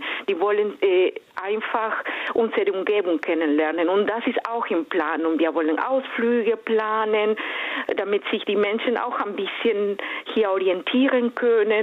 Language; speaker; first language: German; non-native, fluent; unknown